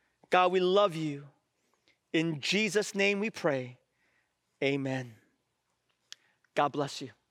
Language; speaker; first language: English; native; English